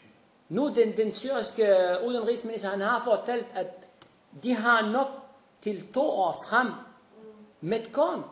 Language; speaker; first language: Danish; non-native, fluent; Arabic